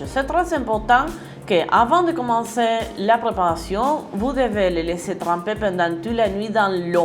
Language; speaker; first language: French; non-native, learner; Spanish